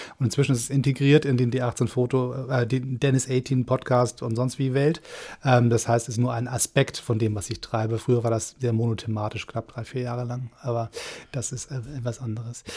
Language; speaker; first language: German; non-native, fluent; English